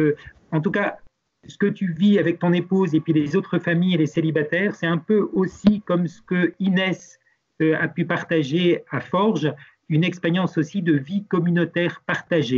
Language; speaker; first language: French; native; French